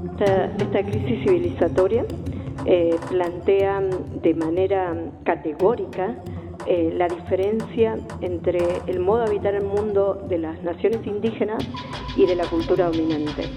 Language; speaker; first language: Spanish; native; Spanish